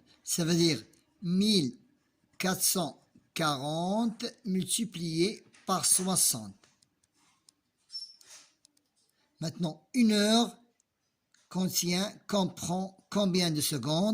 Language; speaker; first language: French; non-native, local second language; Arabic